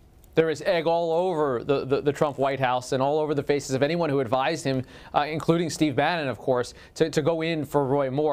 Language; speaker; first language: English; native; English